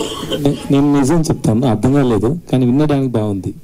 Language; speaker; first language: Telugu; non-native, learner; Tamil